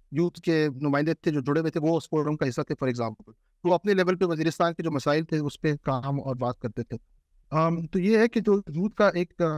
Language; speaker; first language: Urdu; non-native, local second language; Pashto